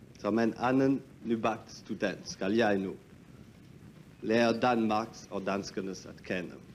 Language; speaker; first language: Danish; non-native, fluent; French